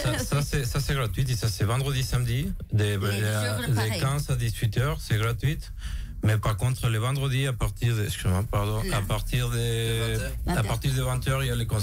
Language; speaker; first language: French; non-native, fluent; Spanish